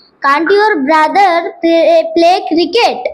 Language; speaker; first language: English; non-native, learner; Bangla